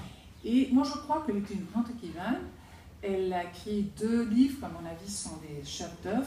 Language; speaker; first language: French; non-native, fluent; Spanish